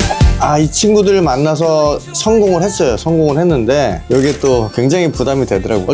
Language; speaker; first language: Korean; native; Korean